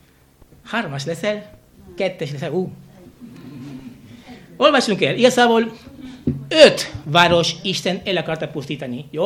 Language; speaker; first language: Hungarian; non-native, fluent; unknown